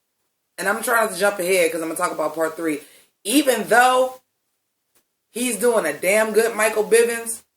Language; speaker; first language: English; native; English